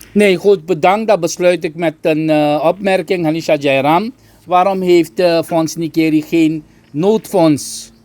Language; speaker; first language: Dutch; non-native, local second language; Caribbean Hindustani